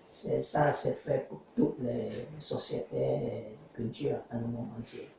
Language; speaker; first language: French; non-native, learner; English